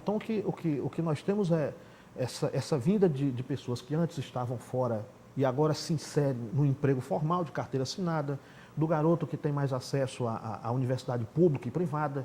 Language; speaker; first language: Portuguese; native; Portuguese